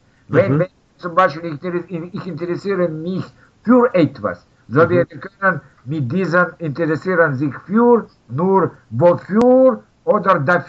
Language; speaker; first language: German; non-native, learner; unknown